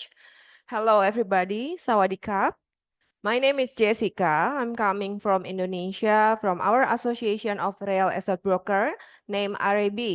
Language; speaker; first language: English; non-native, fluent; Indonesian